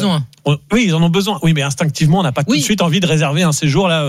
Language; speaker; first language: French; native; French